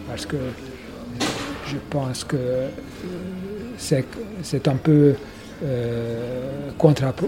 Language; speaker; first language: French; non-native, fluent; Hungarian